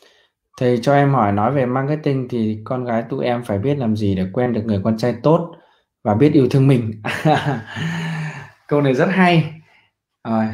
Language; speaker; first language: Vietnamese; native; Vietnamese